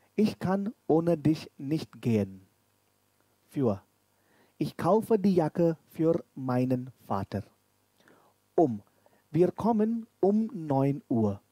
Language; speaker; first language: German; non-native, fluent; Hindi